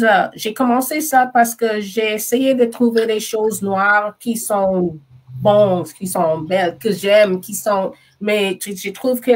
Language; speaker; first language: French; non-native, learner; English